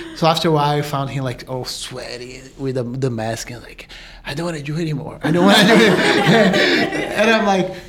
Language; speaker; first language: English; non-native, fluent; Portuguese